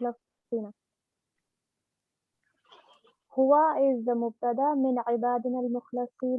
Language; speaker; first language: Arabic; non-native, learner; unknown